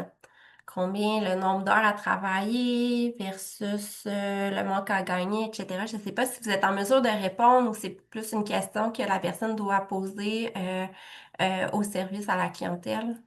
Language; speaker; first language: French; native; French